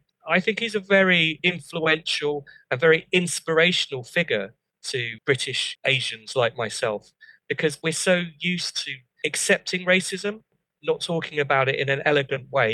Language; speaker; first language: English; native; English